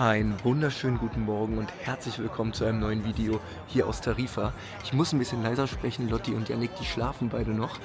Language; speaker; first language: German; native; German